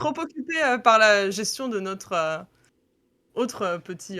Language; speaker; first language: French; native; French